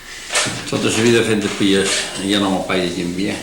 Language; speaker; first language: Catalan; native; Catalan